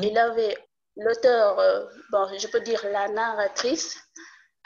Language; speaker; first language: French; non-native, local second language; Wolof